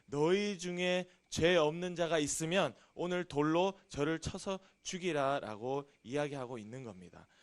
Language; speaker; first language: Korean; native; Korean